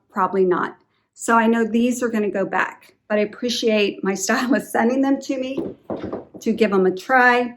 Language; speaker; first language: English; native; English